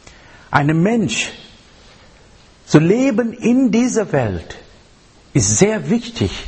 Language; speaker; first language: German; non-native, fluent; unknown